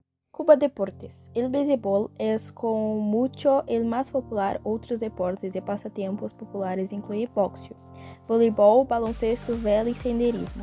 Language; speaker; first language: Spanish; non-native, learner; Portuguese